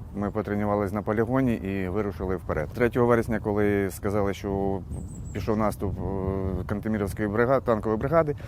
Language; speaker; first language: Ukrainian; native; Ukrainian